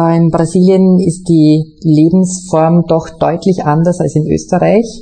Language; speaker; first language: German; native; German